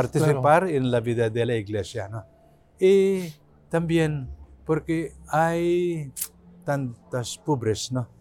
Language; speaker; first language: Spanish; non-native, learner; Cebuano